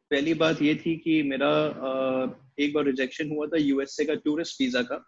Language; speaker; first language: Hindi; native; Hindi